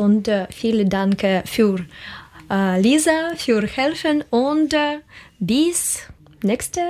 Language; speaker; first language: German; non-native, learner; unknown